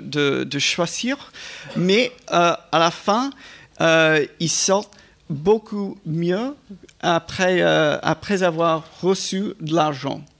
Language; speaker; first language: French; non-native, fluent; English